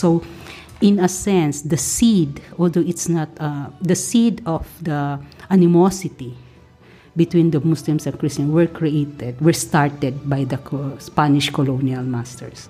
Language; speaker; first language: English; non-native, local second language; Maranao